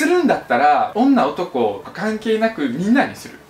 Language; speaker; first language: Japanese; early bilingual, other home language; Russian